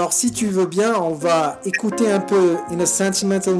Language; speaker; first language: French; native; French